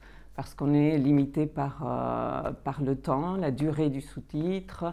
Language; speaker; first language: French; native; French